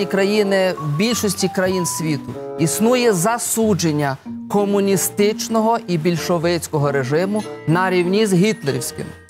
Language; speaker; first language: Ukrainian; native; Ukrainian